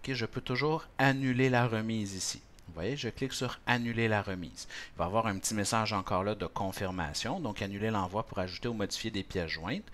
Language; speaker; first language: French; native; French